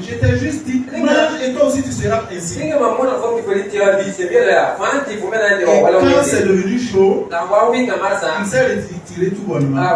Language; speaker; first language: French; non-native, local second language; Mossi